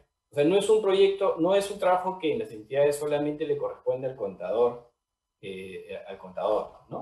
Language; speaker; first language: Spanish; native; Spanish